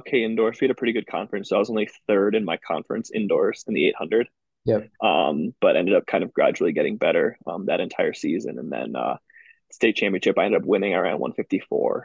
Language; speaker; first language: English; native; English